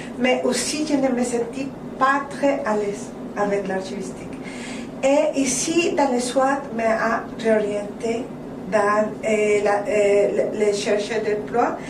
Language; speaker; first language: French; non-native, learner; Spanish